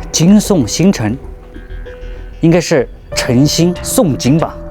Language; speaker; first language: Chinese; native; Chinese